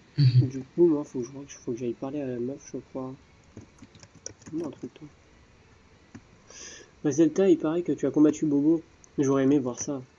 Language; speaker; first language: French; native; French